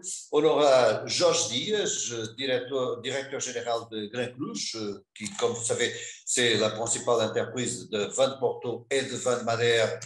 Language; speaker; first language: French; non-native, fluent; Portuguese